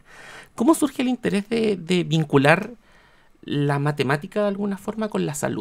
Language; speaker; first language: Spanish; native; Spanish